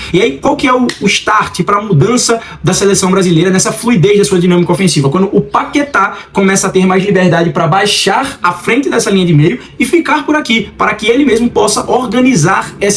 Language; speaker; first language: Portuguese; native; Portuguese